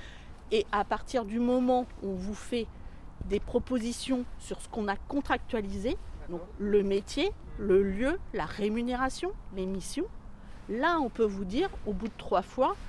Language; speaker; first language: French; native; French